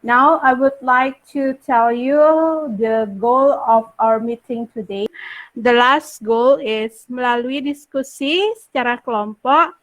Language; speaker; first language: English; non-native, fluent; Indonesian